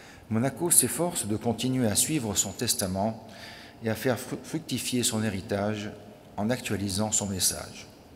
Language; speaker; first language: French; native; French